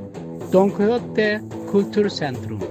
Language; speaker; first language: German; non-native, learner; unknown